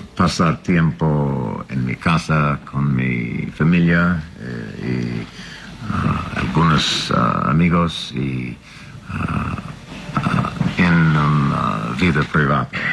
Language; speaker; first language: Spanish; non-native, learner; English